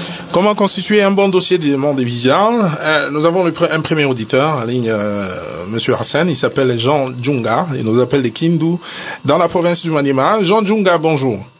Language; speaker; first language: French; non-native, local second language; Lingala